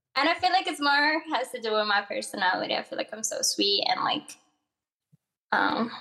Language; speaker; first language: English; early bilingual, other home language; Arabic